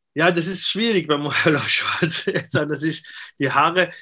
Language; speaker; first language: German; non-native, fluent; Persian